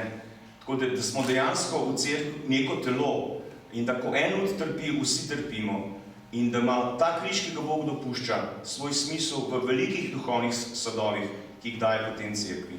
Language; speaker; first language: Slovenian; native; Slovenian